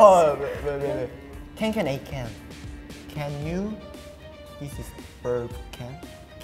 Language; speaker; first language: English; non-native, learner; Korean